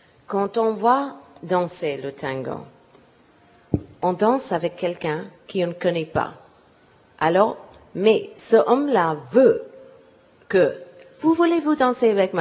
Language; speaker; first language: French; non-native, learner; English